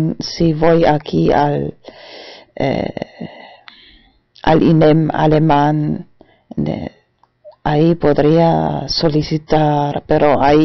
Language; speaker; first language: Spanish; non-native, fluent; German